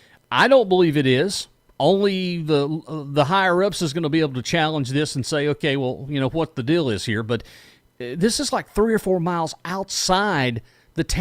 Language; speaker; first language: English; native; English